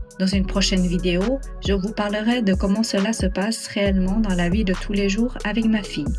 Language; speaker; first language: French; non-native, local second language; Swiss German